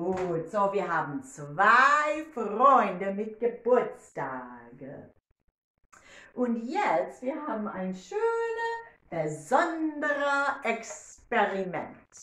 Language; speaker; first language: German; non-native, learner; English